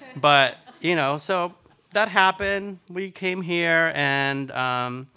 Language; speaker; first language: English; early bilingual, other home language; Spanish